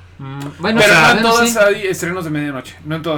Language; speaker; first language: Spanish; native; Spanish